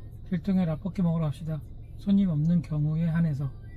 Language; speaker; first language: Korean; native; Korean